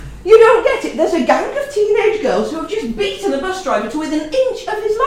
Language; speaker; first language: English; native; English